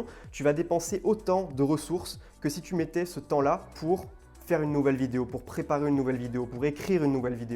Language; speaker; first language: French; native; French